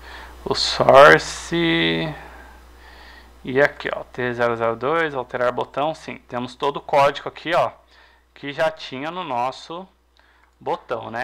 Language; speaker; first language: Portuguese; native; Portuguese